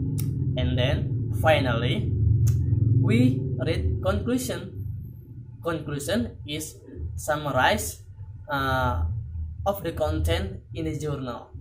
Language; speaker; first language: English; non-native, learner; Indonesian